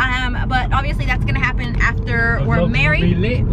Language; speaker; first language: English; native; English